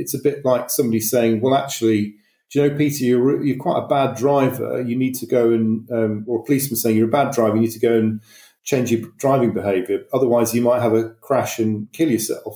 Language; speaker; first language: English; native; English